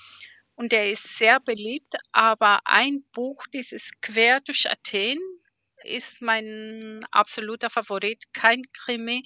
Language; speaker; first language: German; early bilingual, heritage; German